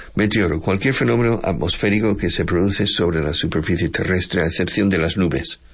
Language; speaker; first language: Spanish; non-native, fluent; English